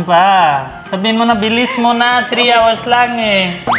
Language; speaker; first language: Filipino; non-native, learner; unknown